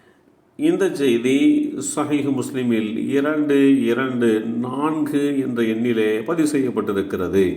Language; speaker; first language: Tamil; native; Tamil